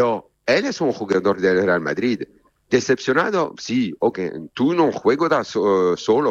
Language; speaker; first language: Spanish; non-native, fluent; Italian